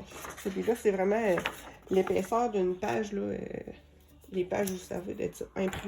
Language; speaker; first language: French; native; French